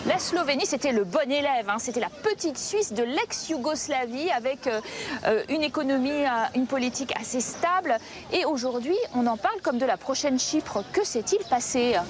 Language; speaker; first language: French; native; French